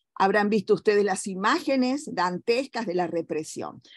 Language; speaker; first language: Spanish; native; Spanish